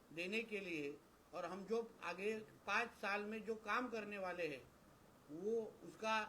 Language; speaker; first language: Hindi; non-native, local second language; Marathi